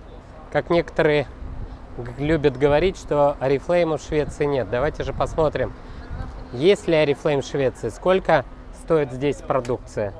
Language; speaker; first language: Russian; native; Russian